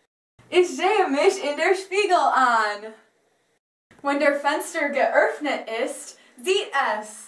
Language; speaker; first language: German; non-native, learner; English